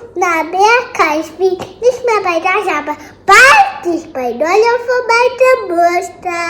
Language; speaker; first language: German; early bilingual, other home language; Telugu